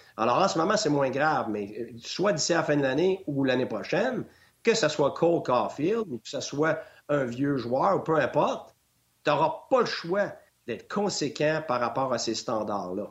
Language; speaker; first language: French; native; French